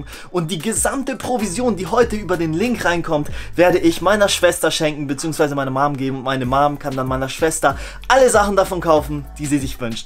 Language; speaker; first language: German; native; German